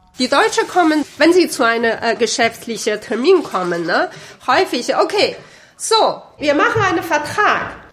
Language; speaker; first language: German; non-native, fluent; Chinese